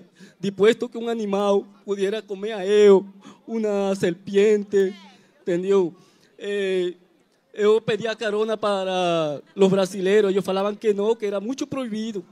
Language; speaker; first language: Portuguese; non-native, learner; Spanish